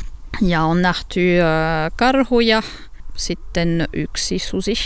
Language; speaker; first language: Finnish; non-native, learner; French